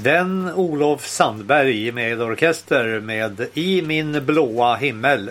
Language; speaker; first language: Swedish; native; Swedish